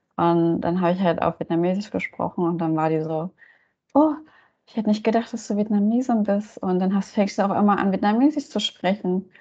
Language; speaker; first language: German; native; German